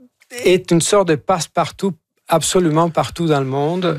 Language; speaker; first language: French; non-native, fluent; Spanish